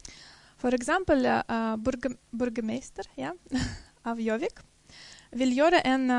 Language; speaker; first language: Norwegian; non-native, fluent; Dutch